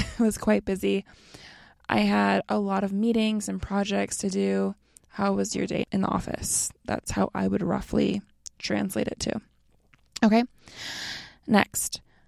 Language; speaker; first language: English; native; English